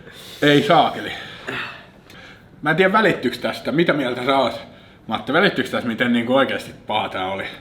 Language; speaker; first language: Finnish; native; Finnish